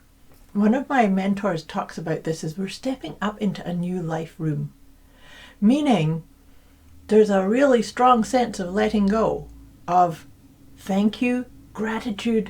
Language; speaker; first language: English; native; English